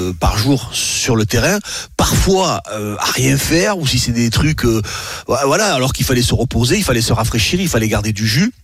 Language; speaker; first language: French; native; French